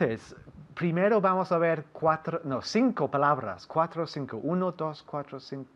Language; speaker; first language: Spanish; non-native, fluent; English